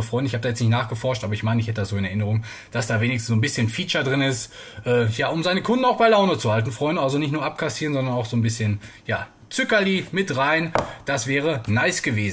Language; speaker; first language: German; native; German